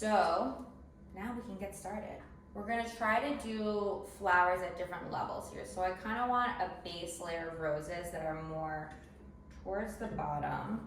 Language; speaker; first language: English; native; English